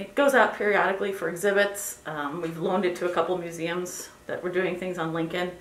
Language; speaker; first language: English; native; English